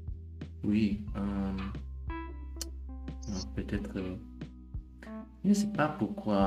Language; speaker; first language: French; non-native, learner; German